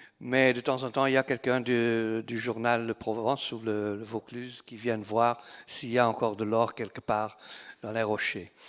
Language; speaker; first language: French; non-native, local second language; Dutch